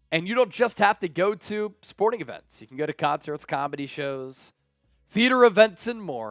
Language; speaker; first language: English; native; English